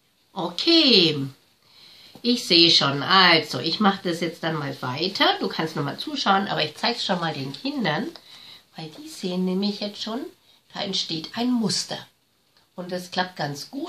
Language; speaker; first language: German; native; German